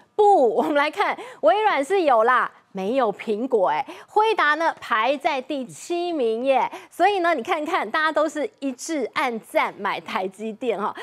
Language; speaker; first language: Chinese; native; Chinese